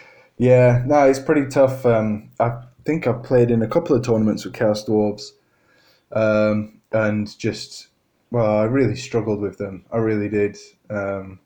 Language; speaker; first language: English; native; English